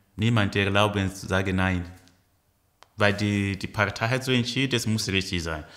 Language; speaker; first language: German; early bilingual, other home language; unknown